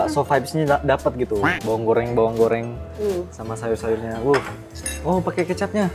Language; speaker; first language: Indonesian; native; Indonesian